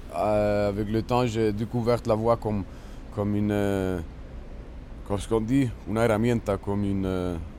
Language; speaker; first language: French; non-native, local second language; Spanish